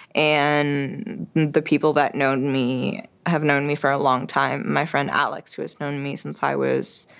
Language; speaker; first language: English; early bilingual, other home language; French